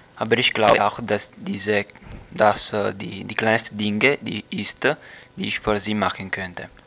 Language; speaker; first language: German; non-native, learner; Italian